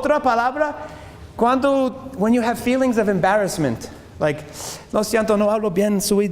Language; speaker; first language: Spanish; non-native, learner; English